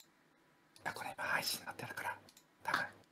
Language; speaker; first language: Japanese; native; Japanese